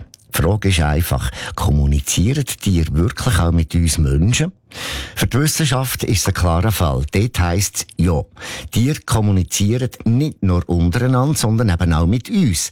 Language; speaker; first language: German; native; German